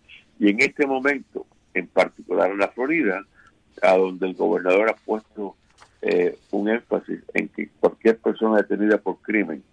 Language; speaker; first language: Spanish; native; Spanish